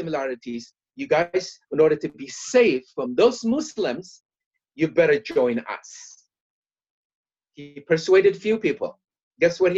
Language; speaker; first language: English; non-native, fluent; Tigrinya